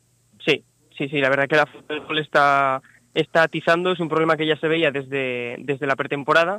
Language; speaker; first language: Spanish; native; Spanish